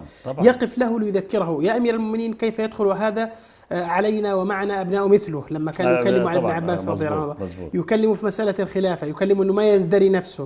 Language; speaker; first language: Arabic; native; Arabic